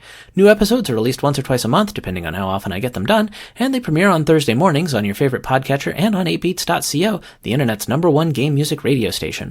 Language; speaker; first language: English; native; English